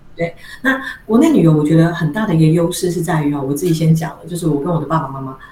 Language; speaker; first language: Chinese; native; Chinese